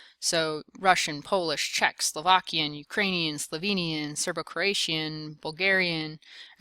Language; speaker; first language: English; native; English